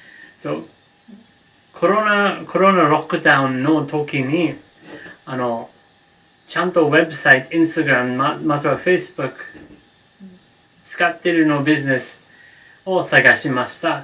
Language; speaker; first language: Japanese; non-native, learner; English